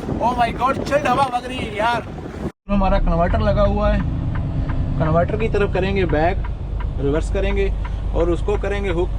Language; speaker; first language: Hindi; non-native, local second language; Punjabi